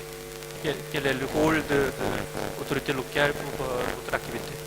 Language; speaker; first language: French; non-native, fluent; Korean